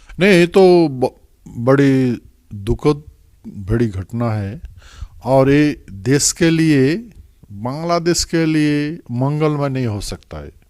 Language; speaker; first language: Hindi; non-native, local second language; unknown